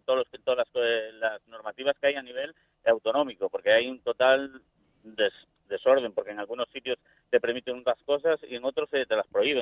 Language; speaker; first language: Spanish; native; Spanish